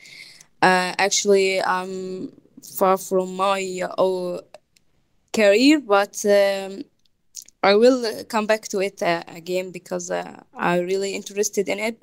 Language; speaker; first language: English; non-native, fluent; Arabic